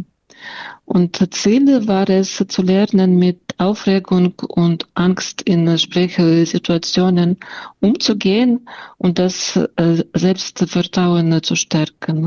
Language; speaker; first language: German; non-native, fluent; Russian